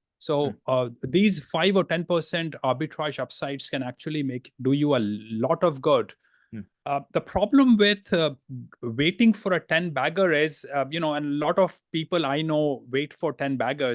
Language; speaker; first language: English; non-native, fluent; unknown